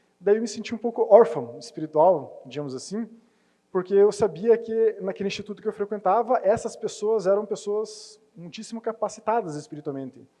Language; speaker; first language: Portuguese; native; Portuguese